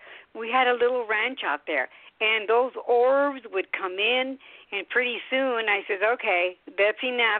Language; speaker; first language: English; early bilingual, other home language; Spanish